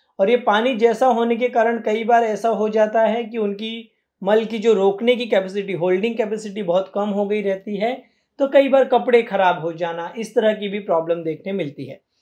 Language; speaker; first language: Hindi; native; Hindi